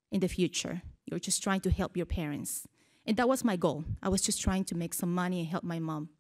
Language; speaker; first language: English; early bilingual, other home language; Spanish